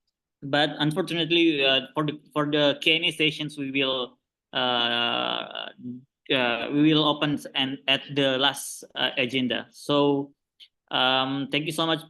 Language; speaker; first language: English; non-native, learner; Indonesian